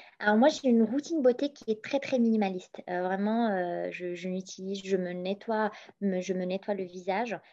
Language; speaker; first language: French; non-native, local second language; Arabic